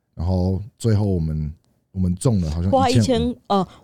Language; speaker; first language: Chinese; non-native, fluent; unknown